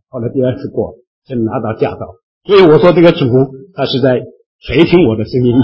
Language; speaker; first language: Chinese; native; Chinese